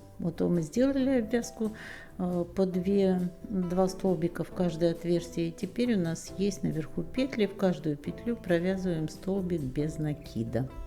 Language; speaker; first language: Russian; native; Russian